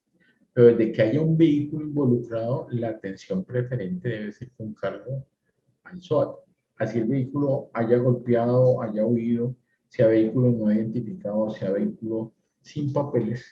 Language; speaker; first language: Spanish; native; Spanish